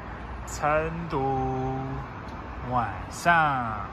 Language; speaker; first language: Chinese; non-native, fluent; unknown